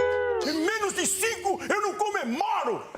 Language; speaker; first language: Portuguese; native; Portuguese